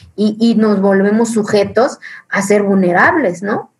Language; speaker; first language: Spanish; early bilingual, other home language; Zapotec